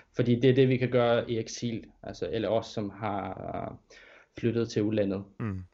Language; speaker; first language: Danish; non-native, fluent; Russian